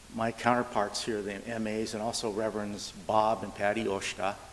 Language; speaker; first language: English; native; English